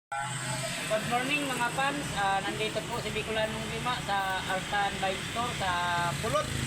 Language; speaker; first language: Filipino; non-native, local second language; Bikol